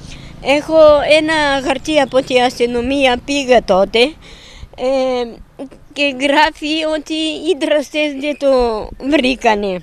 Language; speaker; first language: Greek; non-native, fluent; Bulgarian